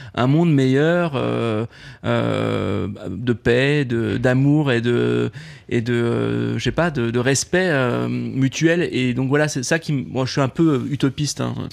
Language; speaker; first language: French; native; French